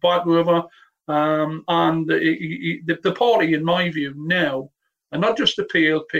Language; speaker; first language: English; native; English